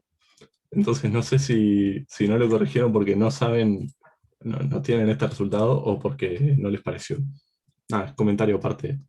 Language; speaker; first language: Spanish; native; Spanish